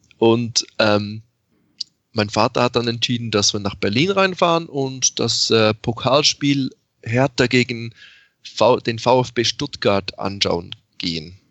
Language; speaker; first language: German; native; German